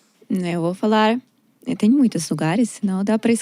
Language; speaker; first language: Portuguese; non-native, learner; Russian